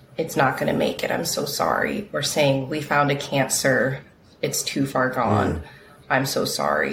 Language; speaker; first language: English; native; English